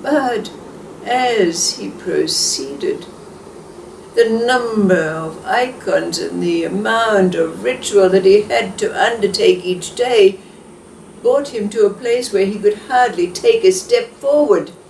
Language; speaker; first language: English; native; English